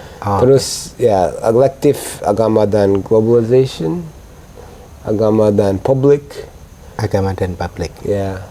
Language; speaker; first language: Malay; non-native, fluent; English